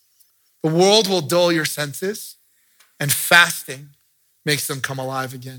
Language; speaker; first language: English; native; English